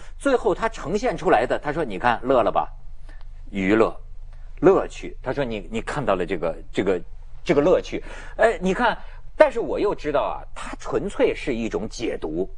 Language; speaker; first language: Chinese; native; Chinese